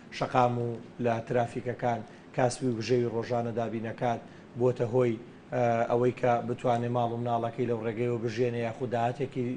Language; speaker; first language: Central Kurdish; native; Central Kurdish